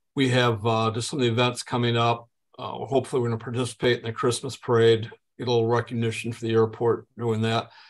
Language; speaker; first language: English; native; English